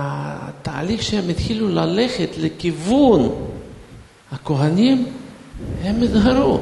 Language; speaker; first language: Hebrew; non-native, fluent; Russian